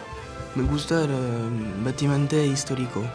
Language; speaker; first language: Spanish; non-native, learner; French